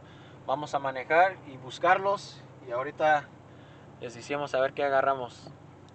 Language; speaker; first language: Spanish; early bilingual, heritage; Spanish